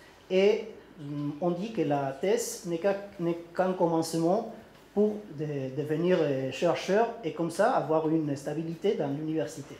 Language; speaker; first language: French; non-native, learner; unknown